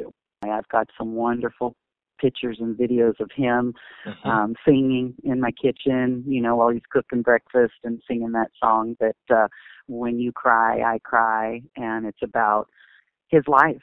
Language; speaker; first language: English; native; English